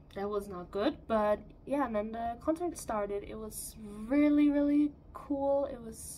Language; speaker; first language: English; non-native, fluent; German